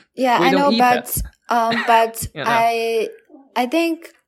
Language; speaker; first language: English; non-native, learner; Chinese